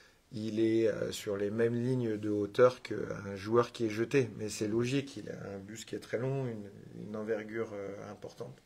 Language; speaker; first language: French; native; French